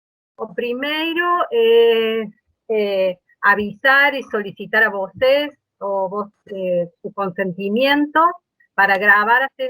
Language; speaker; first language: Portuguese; non-native, learner; Spanish